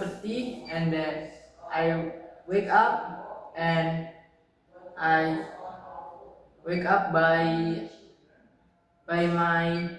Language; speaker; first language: English; non-native, learner; Indonesian